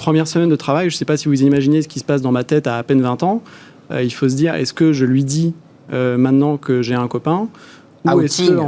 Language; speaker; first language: French; native; French